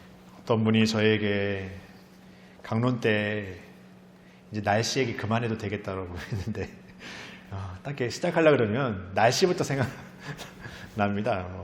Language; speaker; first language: Korean; native; Korean